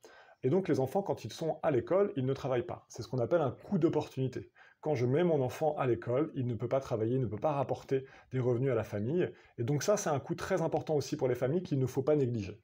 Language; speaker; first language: French; native; French